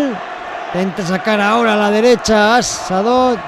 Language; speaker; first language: Spanish; native; Spanish